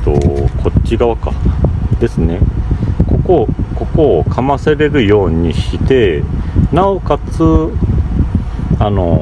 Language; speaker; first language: Japanese; native; Japanese